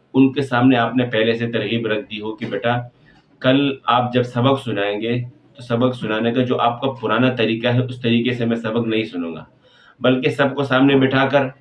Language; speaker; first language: Urdu; non-native, local second language; Pashto